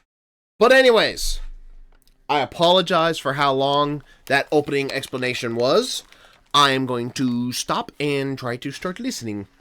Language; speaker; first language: English; native; English